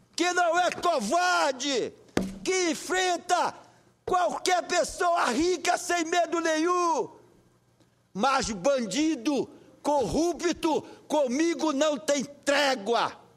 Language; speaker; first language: Portuguese; native; Portuguese